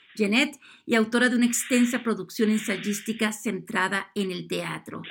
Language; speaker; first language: Spanish; native; Spanish